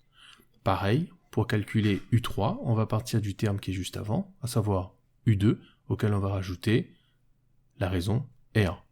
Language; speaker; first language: French; native; French